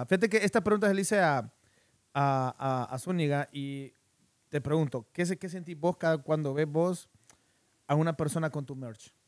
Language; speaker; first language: Spanish; native; Spanish